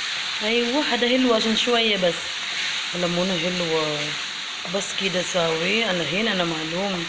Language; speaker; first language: Arabic; non-native, learner; Filipino